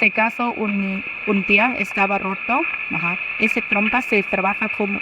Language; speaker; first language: Spanish; non-native, learner; Thai